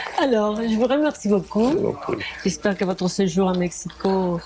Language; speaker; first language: French; non-native, fluent; Spanish